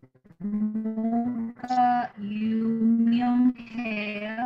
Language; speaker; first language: Korean; non-native, learner; Malay